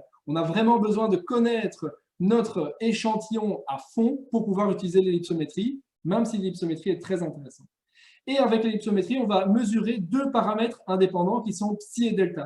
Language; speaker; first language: French; native; French